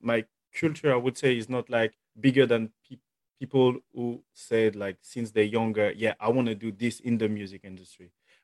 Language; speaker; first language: English; non-native, fluent; French